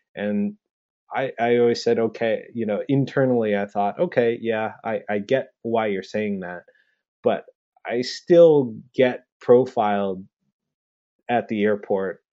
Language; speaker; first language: English; early bilingual, other home language; Spanish